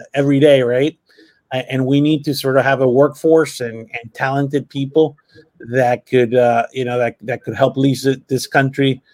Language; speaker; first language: English; early bilingual, other home language; Spanish